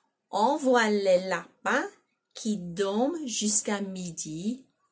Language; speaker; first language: French; non-native, fluent; English